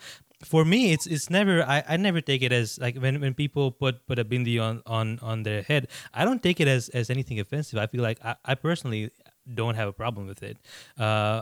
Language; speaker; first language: English; non-native, local second language; Gujarati